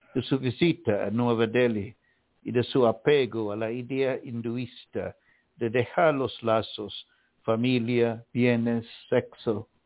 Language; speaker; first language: Spanish; non-native, fluent; English